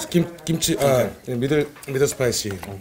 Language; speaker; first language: English; non-native, learner; Korean